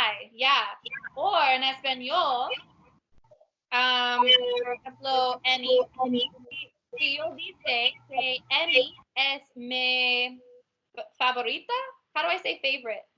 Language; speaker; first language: Spanish; non-native, learner; English